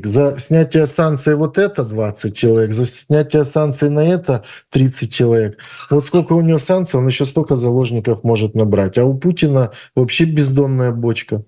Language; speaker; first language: Russian; native; Russian